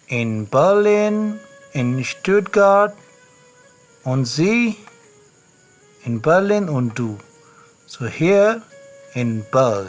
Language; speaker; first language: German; non-native, learner; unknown